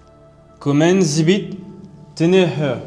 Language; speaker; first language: German; non-native, learner; French